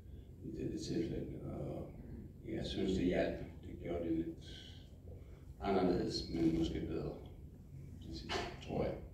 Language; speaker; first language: Danish; non-native, fluent; English